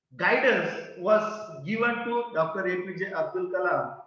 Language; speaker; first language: English; non-native, local second language; Marathi